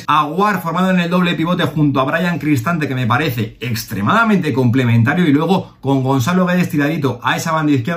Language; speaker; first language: Spanish; native; Spanish